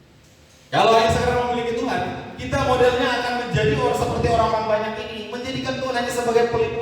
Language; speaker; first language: Indonesian; native; Indonesian